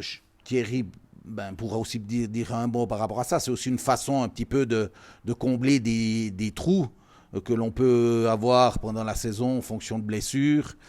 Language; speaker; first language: French; native; French